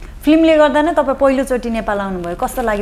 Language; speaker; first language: Nepali; native; Nepali